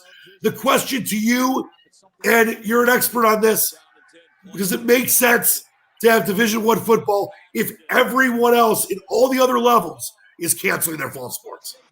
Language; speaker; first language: English; native; English